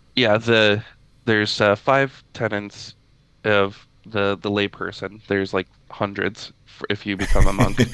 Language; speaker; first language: English; native; English